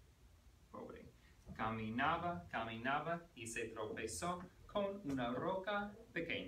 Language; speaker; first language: Spanish; non-native, fluent; English